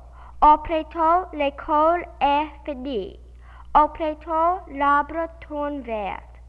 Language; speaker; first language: French; non-native, learner; English